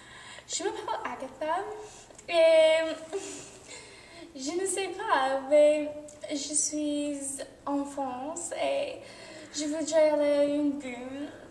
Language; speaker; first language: French; non-native, learner; English